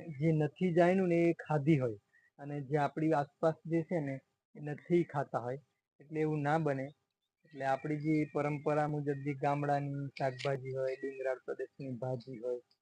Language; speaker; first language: Gujarati; non-native, local second language; Rathawi